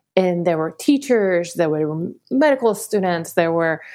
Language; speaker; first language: English; early bilingual, other home language; Spanish